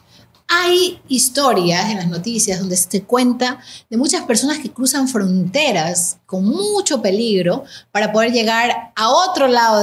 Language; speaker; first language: Spanish; native; Spanish